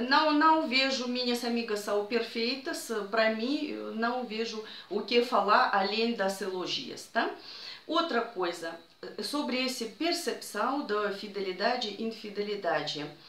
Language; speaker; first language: Portuguese; non-native, fluent; Russian